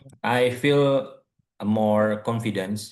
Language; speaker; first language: English; non-native, learner; Indonesian